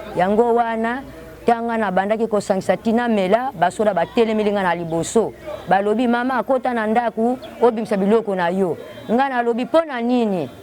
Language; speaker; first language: Lingala; non-native, local second language; Kongo